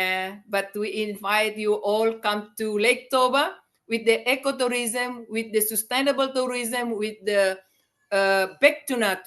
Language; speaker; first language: English; non-native, learner; Indonesian